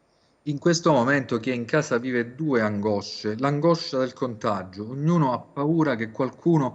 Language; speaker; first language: Italian; native; Italian